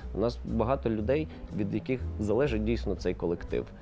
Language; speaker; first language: Ukrainian; non-native, local second language; Russian